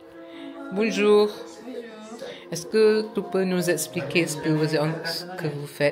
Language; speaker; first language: French; non-native, learner; Malay